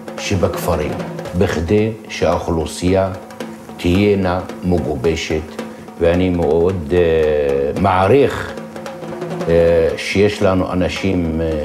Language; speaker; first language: Hebrew; non-native, local second language; Adyghe